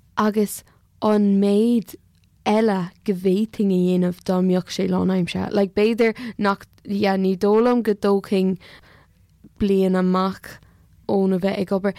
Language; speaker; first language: Irish; non-native, local second language; English